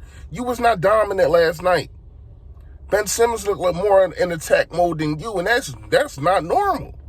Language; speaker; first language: English; native; English